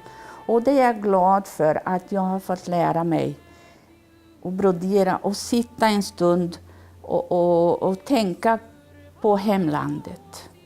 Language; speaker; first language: Swedish; early bilingual, heritage; Swedish